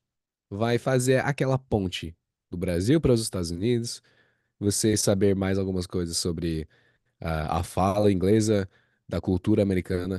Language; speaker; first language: Portuguese; non-native, fluent; English